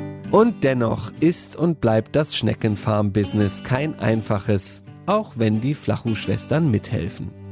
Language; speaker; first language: German; native; German